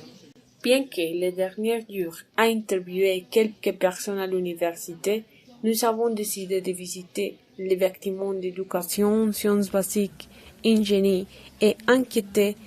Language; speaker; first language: French; non-native, learner; Spanish